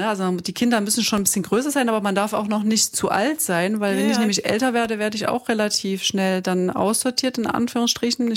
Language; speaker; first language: German; native; German